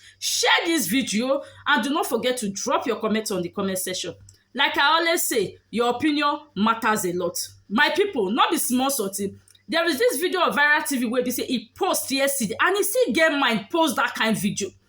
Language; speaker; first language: Nigerian Pidgin; native; Nigerian Pidgin